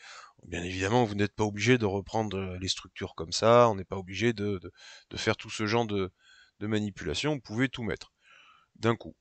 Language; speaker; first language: French; native; French